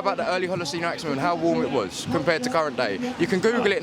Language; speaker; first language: English; native; English